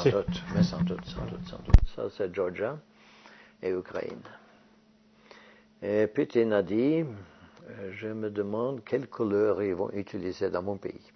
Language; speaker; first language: French; non-native, fluent; Norwegian